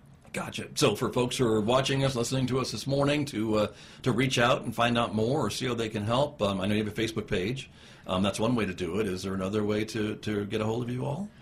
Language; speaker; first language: English; native; English